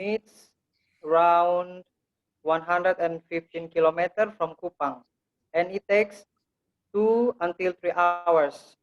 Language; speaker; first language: English; non-native, learner; Indonesian